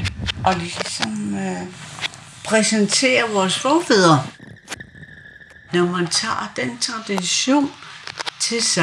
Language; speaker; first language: Danish; non-native, local second language; Kalaallisut